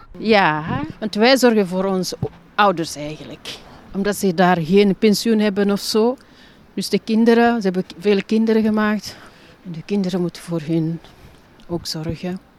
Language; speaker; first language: Dutch; non-native, fluent; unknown